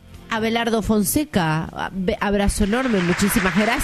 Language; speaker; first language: Spanish; native; Spanish